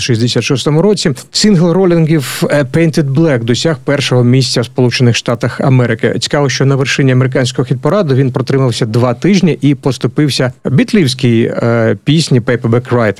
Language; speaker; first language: Ukrainian; native; Ukrainian